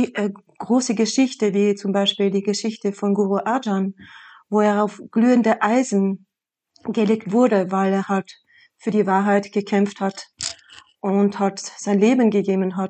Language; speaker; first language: German; non-native, fluent; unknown